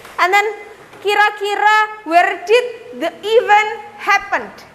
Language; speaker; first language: English; non-native, learner; Indonesian